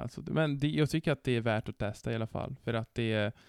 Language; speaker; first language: Swedish; non-native, fluent; Italian